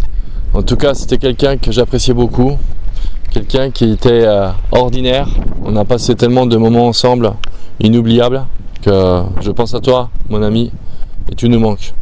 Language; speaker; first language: French; native; French